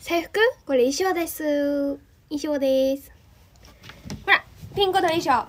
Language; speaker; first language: Korean; non-native, learner; Japanese